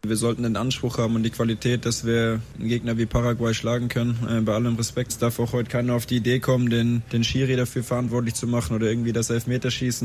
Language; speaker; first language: German; native; German